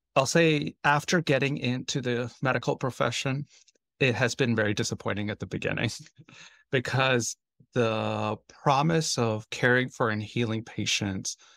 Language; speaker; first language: English; native; English